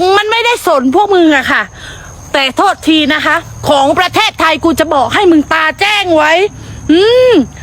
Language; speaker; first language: Thai; native; Thai